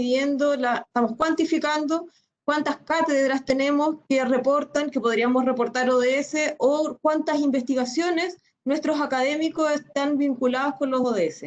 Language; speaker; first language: Spanish; native; Spanish